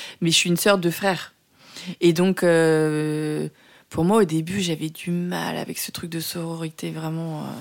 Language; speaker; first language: French; early bilingual, other home language; Vietnamese